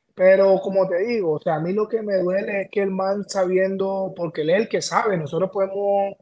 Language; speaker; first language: Spanish; native; Spanish